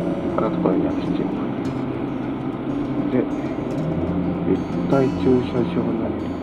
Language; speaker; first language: Japanese; native; Japanese